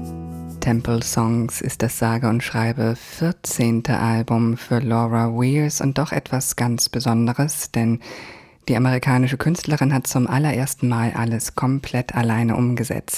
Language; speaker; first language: German; native; German